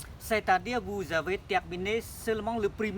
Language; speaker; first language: French; non-native, fluent; Khmer